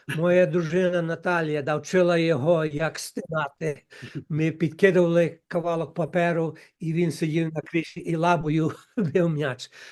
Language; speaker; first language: Ukrainian; early bilingual, heritage; Ukrainian